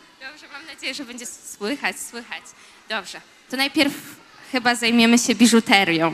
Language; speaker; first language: Polish; native; Polish